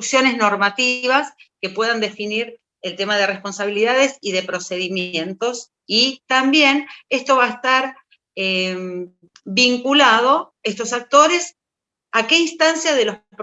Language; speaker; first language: Spanish; native; Spanish